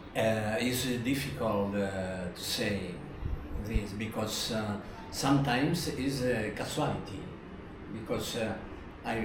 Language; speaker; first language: English; non-native, learner; Spanish